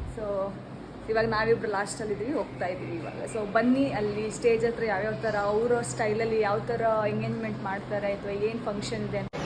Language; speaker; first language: Kannada; native; Kannada